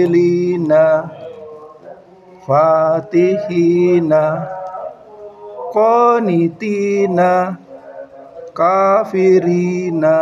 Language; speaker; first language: Arabic; non-native, learner; Indonesian